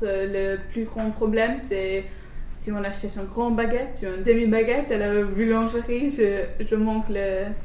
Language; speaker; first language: French; non-native, learner; English